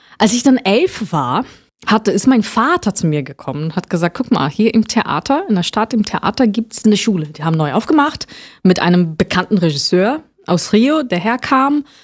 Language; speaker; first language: German; non-native, fluent; Portuguese